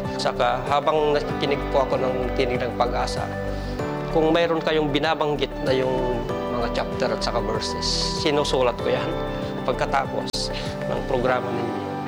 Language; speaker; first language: Filipino; native; Filipino